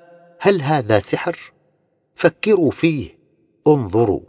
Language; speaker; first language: Arabic; native; Arabic